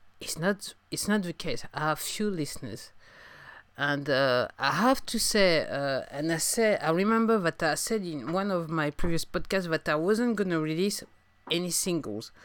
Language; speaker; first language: English; non-native, fluent; French